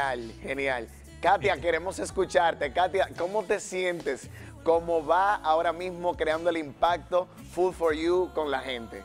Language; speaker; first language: Spanish; native; Spanish